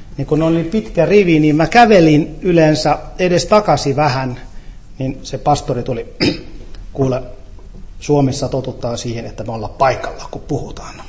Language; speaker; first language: Finnish; non-native, fluent; Arabic